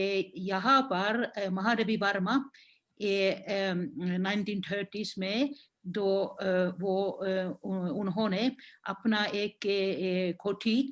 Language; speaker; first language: Hindi; non-native, fluent; Finnish